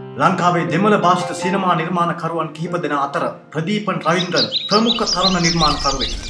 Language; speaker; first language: Sinhala; native; Sinhala